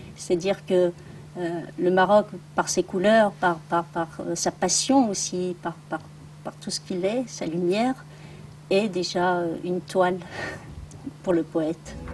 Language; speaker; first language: French; early bilingual, other home language; Arabic